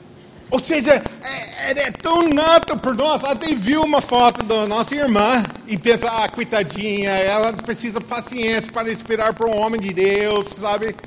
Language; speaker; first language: Portuguese; non-native, fluent; English